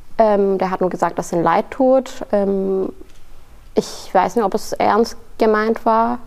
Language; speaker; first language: German; non-native, fluent; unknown